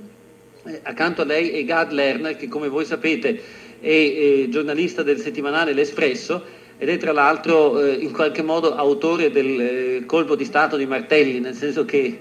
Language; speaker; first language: Italian; native; Italian